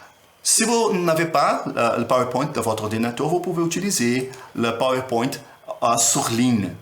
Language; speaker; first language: French; non-native, learner; Portuguese